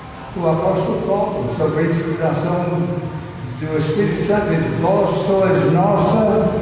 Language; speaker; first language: Portuguese; non-native, fluent; English